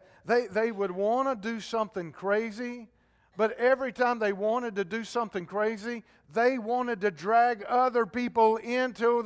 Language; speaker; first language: English; native; English